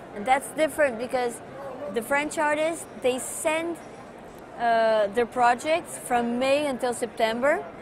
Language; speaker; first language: English; non-native, fluent; Portuguese